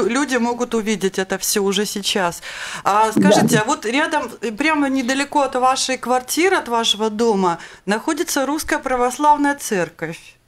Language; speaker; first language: Russian; native; Russian